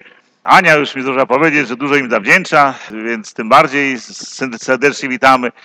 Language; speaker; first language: Polish; native; Polish